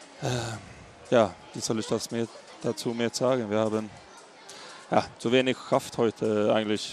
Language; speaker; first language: German; non-native, fluent; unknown